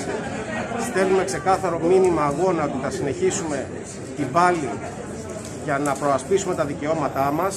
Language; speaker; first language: Greek; native; Greek